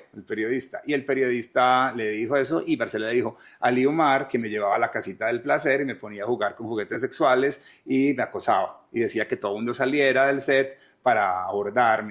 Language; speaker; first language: Spanish; native; Spanish